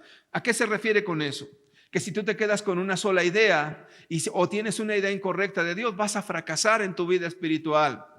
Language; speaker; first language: Spanish; native; Spanish